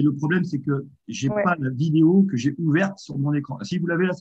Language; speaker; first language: French; native; French